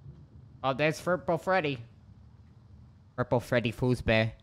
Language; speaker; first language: English; native; English